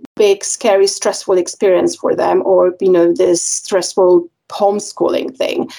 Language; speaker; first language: English; non-native, fluent; Polish